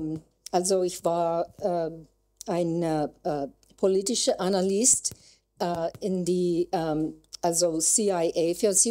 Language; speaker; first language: German; non-native, learner; English